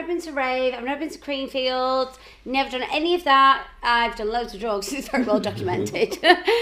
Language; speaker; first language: English; native; English